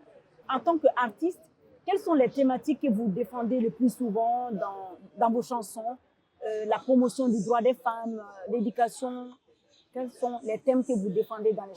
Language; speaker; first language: French; non-native, local second language; Arabic